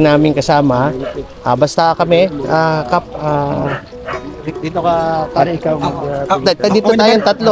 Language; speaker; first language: Filipino; native; Filipino